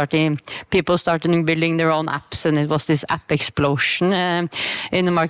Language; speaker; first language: English; non-native, fluent; Norwegian